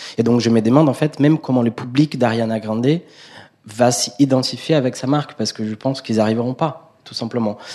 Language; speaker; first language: French; non-native, fluent; Portuguese